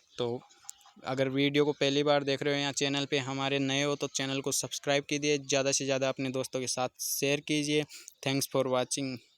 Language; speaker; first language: Hindi; native; Hindi